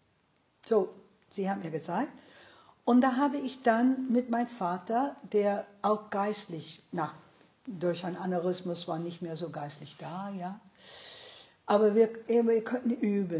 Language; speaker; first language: German; non-native, fluent; English